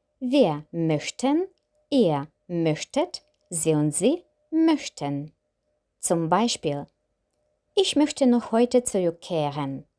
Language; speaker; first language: German; non-native, fluent; Ukrainian